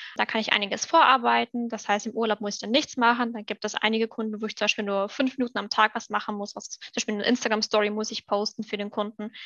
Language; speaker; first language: German; early bilingual, other home language; Russian